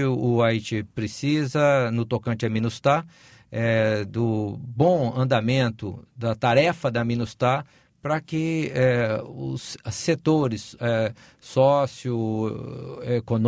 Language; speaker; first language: Portuguese; native; Portuguese